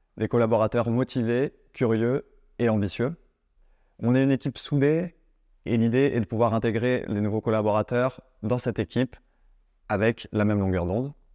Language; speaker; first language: French; native; French